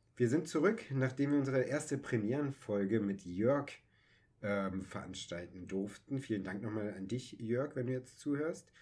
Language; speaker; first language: German; native; German